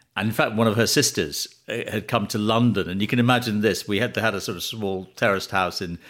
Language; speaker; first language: English; early bilingual, other home language; Tamil